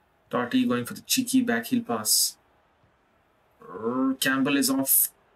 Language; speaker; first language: English; non-native, local second language; Hindi